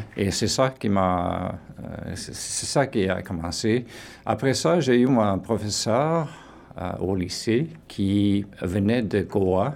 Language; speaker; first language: French; non-native, fluent; Portuguese